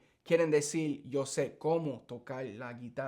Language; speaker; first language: Spanish; early bilingual, heritage; English